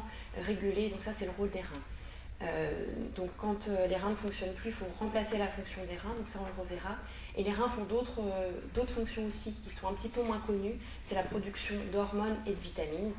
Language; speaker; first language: French; native; French